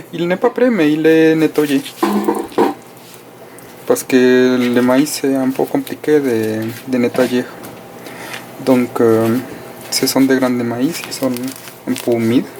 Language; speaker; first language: French; non-native, fluent; Spanish